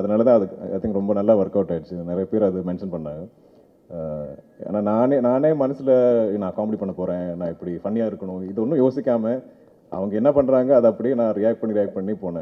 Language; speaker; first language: Tamil; non-native, local second language; Malayalam